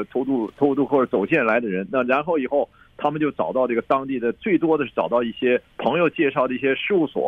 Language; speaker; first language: Chinese; native; Chinese